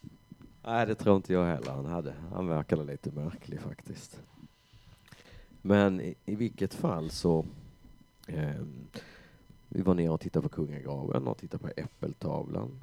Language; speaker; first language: Swedish; native; Swedish